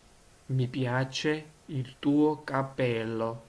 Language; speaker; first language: Italian; non-native, fluent; Georgian